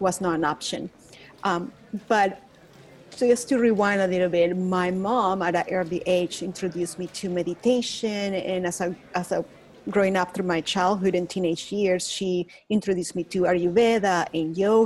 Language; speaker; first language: English; non-native, fluent; Spanish